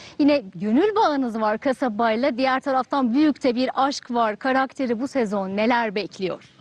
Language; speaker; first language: Turkish; native; Turkish